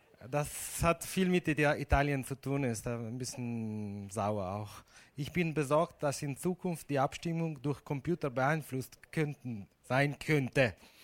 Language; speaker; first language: German; non-native, fluent; Italian